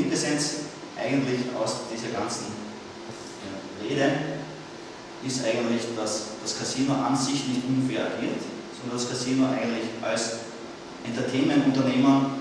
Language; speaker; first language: German; native; German